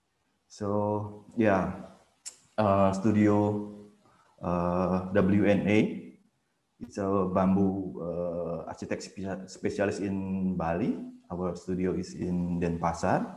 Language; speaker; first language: English; non-native, fluent; Indonesian